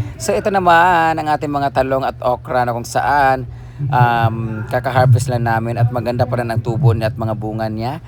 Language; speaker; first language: Filipino; non-native, local second language; Cebuano